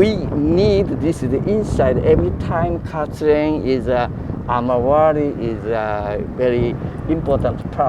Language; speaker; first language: English; non-native, learner; Japanese